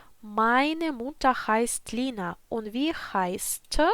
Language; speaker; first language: German; non-native, fluent; Ukrainian